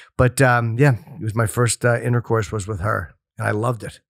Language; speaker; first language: English; native; English